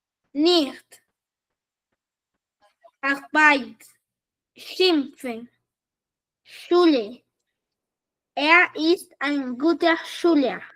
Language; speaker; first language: German; non-native, learner; Spanish